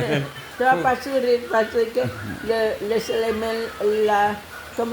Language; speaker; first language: French; non-native, learner; Indonesian